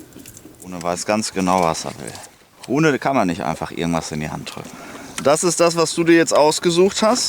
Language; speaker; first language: German; native; German